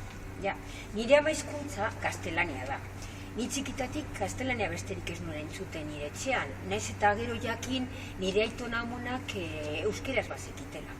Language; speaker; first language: Basque; non-native, local second language; Spanish